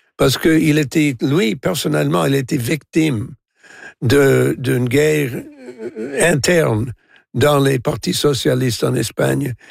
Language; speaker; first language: French; non-native, local second language; English